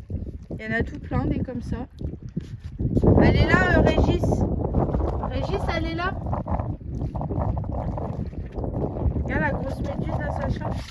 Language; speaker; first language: French; native; French